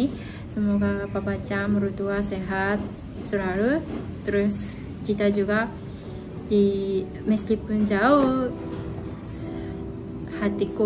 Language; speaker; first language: Indonesian; non-native, fluent; Japanese